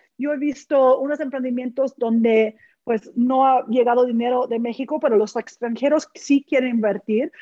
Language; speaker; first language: Spanish; non-native, fluent; English